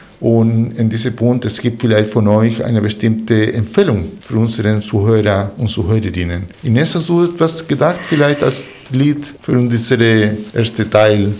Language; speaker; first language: German; non-native, fluent; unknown